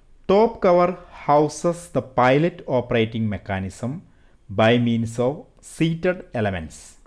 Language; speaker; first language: English; non-native, local second language; Malayalam